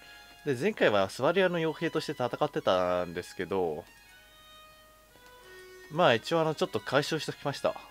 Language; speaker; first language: Japanese; native; Japanese